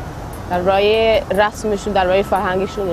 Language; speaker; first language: Persian; non-native, learner; Swedish